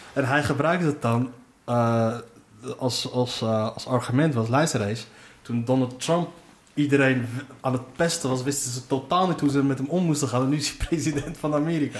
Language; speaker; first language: Dutch; early bilingual, other home language; Riffian